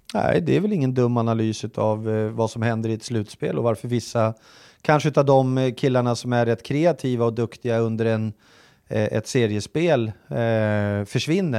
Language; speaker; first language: Swedish; native; Swedish